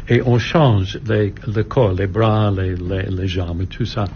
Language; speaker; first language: French; non-native, learner; English